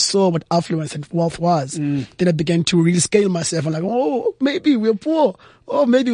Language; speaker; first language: English; non-native, local second language; Xhosa